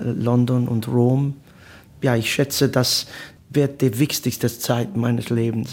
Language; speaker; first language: German; non-native, learner; Italian